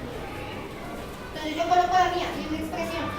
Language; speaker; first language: Spanish; native; Spanish